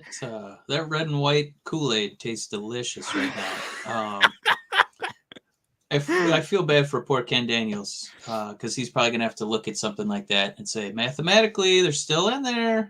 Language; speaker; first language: English; native; English